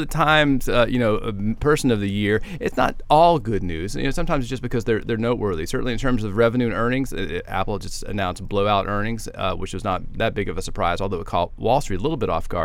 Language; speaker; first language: English; native; English